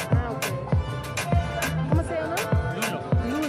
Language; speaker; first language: Spanish; non-native, learner; English